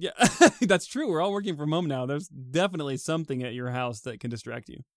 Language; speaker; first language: English; native; English